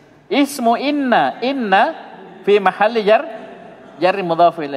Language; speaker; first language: Arabic; non-native, fluent; Indonesian